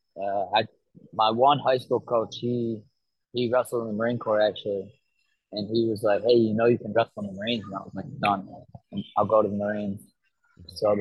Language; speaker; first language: English; native; English